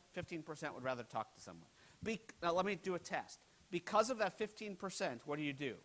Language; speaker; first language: English; native; English